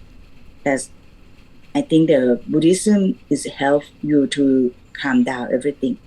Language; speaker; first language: English; non-native, learner; Thai